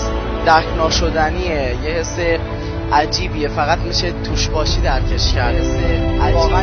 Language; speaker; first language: Persian; native; Persian